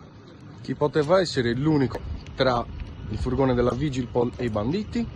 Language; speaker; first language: Italian; native; Italian